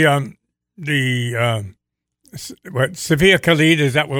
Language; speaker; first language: English; native; English